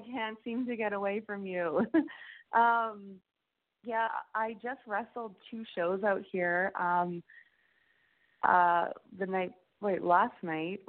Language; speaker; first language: English; native; English